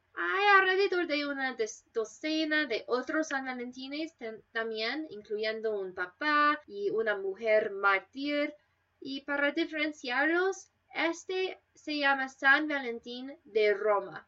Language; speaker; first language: Spanish; non-native, fluent; English